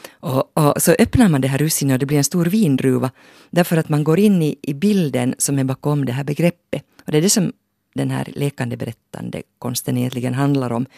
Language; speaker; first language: Swedish; native; Swedish